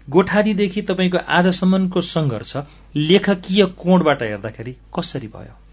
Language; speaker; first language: Nepali; native; Nepali